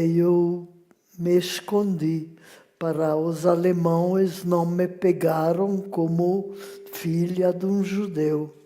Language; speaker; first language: Portuguese; non-native, fluent; French